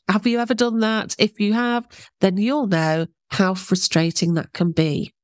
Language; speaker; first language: English; native; English